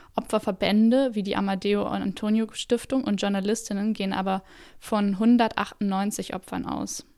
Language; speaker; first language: German; native; German